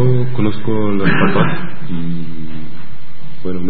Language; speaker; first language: Spanish; non-native, learner; French